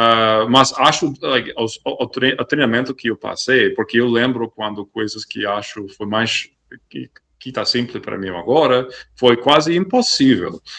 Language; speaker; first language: Portuguese; non-native, fluent; English